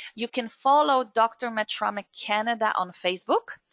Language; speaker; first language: English; non-native, fluent; Polish